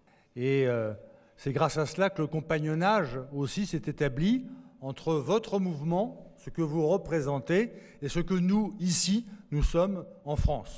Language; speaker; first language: French; native; French